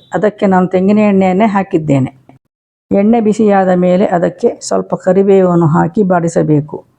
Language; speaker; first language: Kannada; non-native, local second language; Konkani